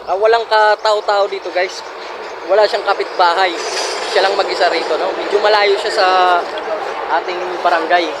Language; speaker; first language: Filipino; non-native, local second language; Waray